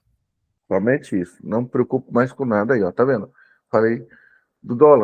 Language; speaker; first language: Portuguese; native; Portuguese